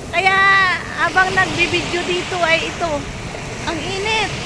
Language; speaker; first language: Filipino; native; Filipino